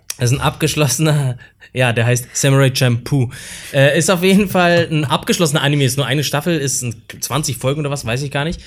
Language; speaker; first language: German; native; German